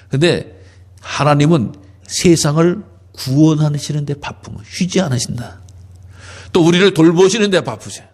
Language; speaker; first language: Korean; native; Korean